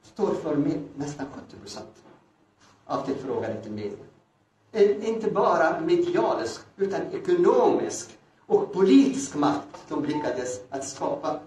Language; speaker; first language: Swedish; non-native, fluent; Arabic